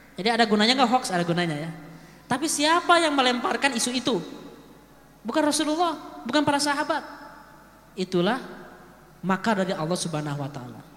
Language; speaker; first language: Indonesian; native; Indonesian